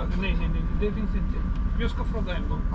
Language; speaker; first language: Swedish; non-native, learner; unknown